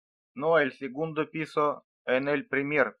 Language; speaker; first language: Spanish; non-native, learner; Russian